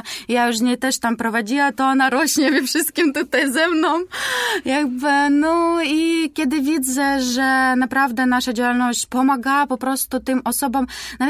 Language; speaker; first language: Polish; non-native, learner; Ukrainian